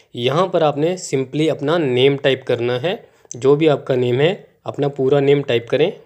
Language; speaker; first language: Hindi; non-native, local second language; Punjabi